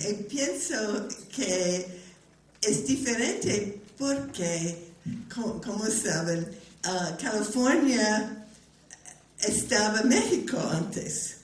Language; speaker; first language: Spanish; non-native, learner; English